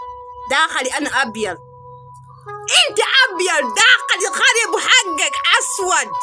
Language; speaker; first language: Arabic; non-native, learner; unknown